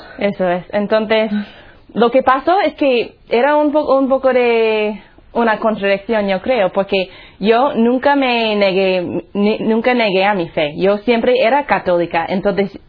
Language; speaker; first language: Spanish; non-native, fluent; English